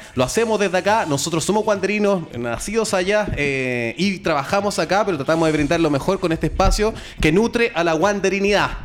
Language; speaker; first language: Spanish; native; Spanish